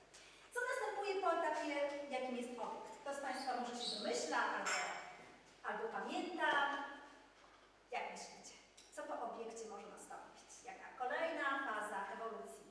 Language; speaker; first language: Polish; native; Polish